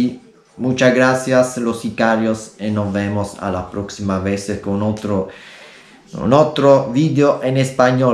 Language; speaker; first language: Spanish; non-native, learner; Italian